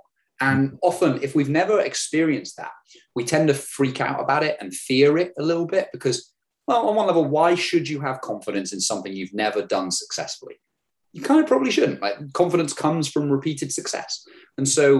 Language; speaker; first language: English; native; English